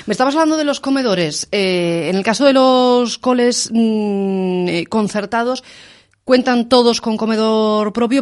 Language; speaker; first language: Spanish; native; Spanish